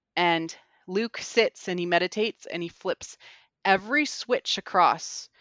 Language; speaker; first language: English; native; English